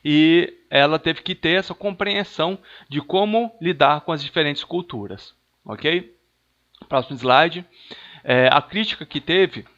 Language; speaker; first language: Portuguese; native; Portuguese